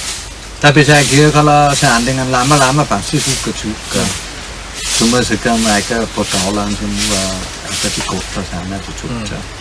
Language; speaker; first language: Indonesian; non-native, fluent; German